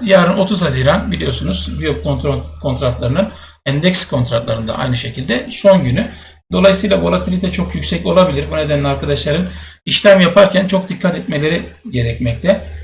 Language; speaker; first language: Turkish; native; Turkish